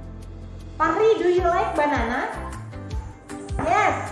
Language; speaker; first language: English; non-native, fluent; Indonesian